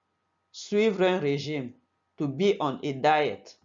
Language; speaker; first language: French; non-native, fluent; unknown